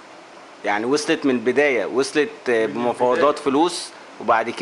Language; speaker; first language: Arabic; native; Arabic